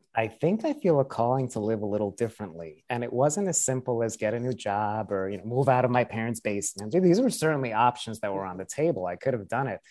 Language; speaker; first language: English; early bilingual, other home language; Spanish